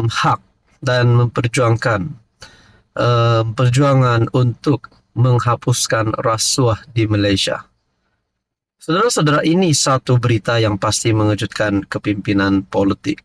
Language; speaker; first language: Malay; native; Malay